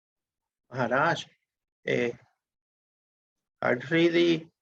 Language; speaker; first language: English; non-native, learner; Spanish